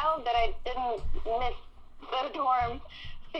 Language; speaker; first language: English; early bilingual, other home language; Spanish